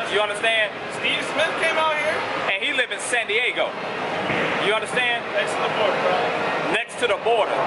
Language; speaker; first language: English; native; English